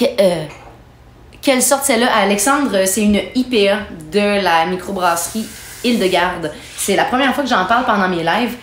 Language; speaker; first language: French; native; French